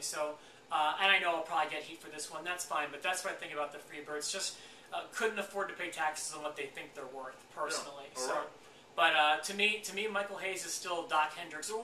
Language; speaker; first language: English; native; English